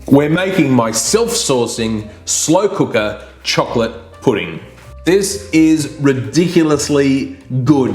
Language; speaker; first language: English; native; English